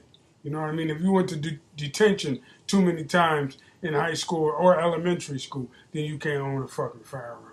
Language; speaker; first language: English; native; English